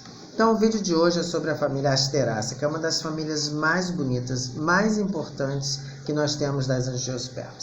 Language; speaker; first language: Portuguese; native; Portuguese